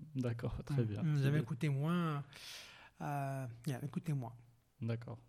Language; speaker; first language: French; non-native, local second language; Arabic